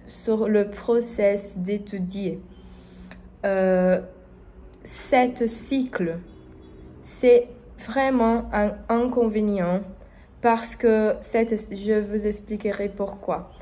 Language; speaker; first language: French; non-native, learner; Portuguese